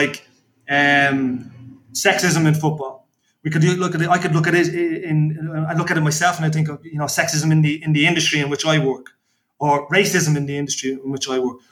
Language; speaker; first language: English; native; English